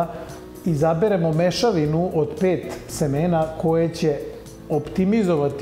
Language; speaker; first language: Serbian; native; Serbian